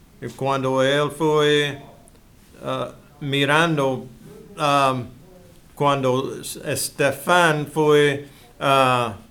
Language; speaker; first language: Spanish; non-native, learner; English